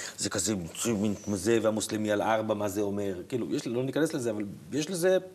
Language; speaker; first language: Hebrew; native; Hebrew